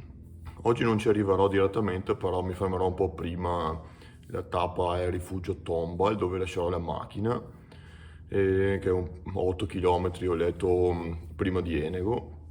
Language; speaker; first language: Italian; native; Italian